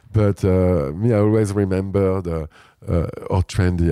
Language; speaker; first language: English; non-native, fluent; French